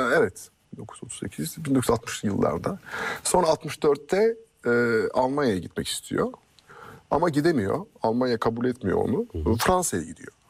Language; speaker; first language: Turkish; early bilingual, heritage; French